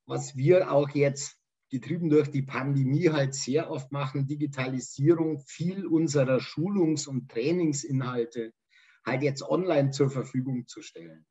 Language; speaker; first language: German; native; German